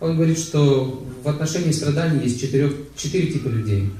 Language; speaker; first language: Russian; native; Russian